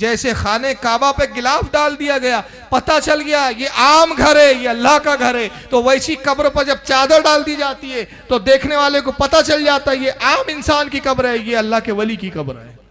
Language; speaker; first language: Urdu; native; Urdu